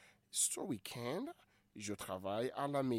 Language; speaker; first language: French; non-native, fluent; Igbo